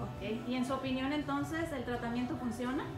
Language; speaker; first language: Spanish; native; Spanish